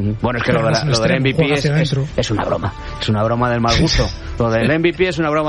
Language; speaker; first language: Spanish; native; Spanish